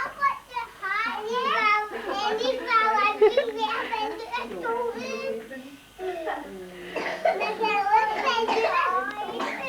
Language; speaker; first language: Danish; early bilingual, other home language; Persian